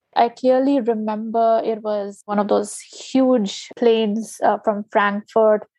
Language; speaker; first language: English; non-native, local second language; Hindi